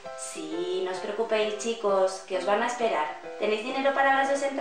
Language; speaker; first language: Spanish; native; Spanish